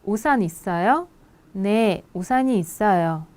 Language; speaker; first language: Korean; non-native, fluent; Russian